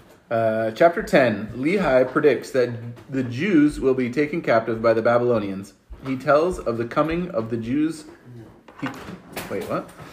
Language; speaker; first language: English; native; English